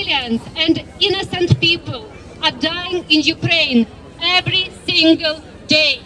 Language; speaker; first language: English; non-native, fluent; Ukrainian